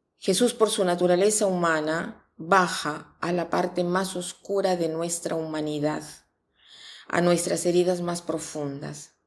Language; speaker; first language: Spanish; non-native, fluent; Italian